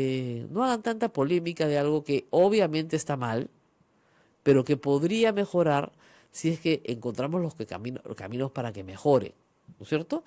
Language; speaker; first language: Spanish; native; Spanish